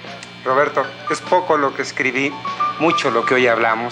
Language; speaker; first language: Spanish; native; Spanish